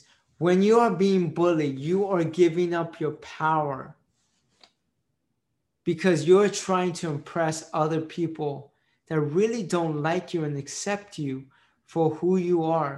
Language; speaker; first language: English; early bilingual, other home language; Marathi